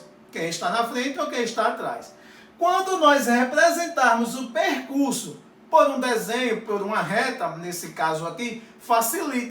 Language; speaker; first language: Portuguese; native; Portuguese